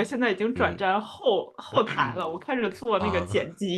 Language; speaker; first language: Chinese; native; Chinese